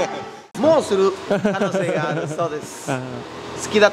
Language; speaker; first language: Japanese; non-native, learner; Spanish